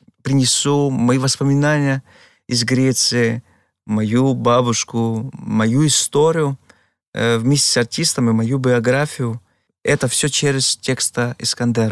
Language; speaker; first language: Russian; non-native, fluent; Greek